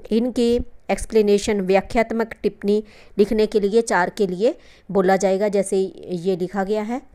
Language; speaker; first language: Hindi; non-native, local second language; Punjabi